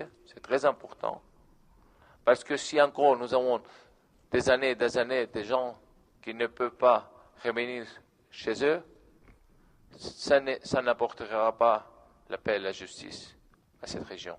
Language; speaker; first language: French; non-native, learner; Georgian